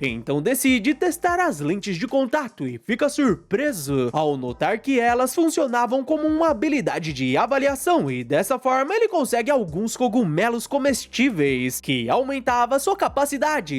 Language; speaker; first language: Portuguese; native; Portuguese